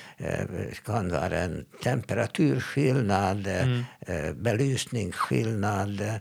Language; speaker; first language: Swedish; non-native, fluent; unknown